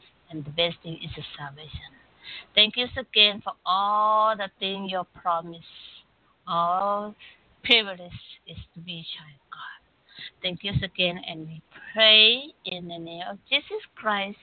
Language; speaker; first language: English; non-native, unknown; Thai